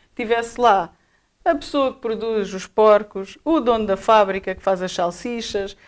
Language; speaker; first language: Portuguese; native; Portuguese